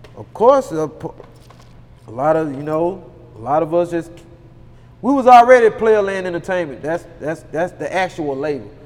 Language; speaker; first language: English; native; English